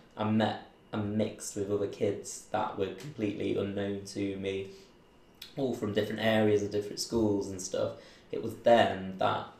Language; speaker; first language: English; native; English